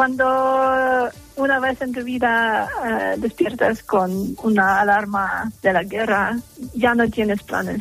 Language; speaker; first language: Spanish; non-native, learner; Ukrainian